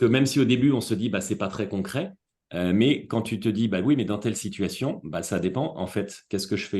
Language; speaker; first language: French; native; French